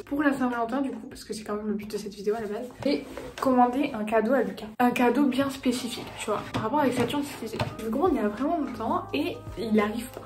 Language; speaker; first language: French; native; French